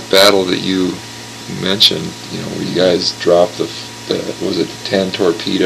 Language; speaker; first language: English; native; English